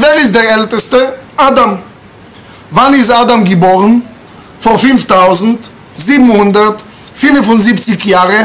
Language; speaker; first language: German; non-native, fluent; Hebrew